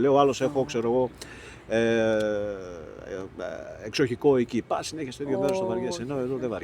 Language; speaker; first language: Greek; native; Greek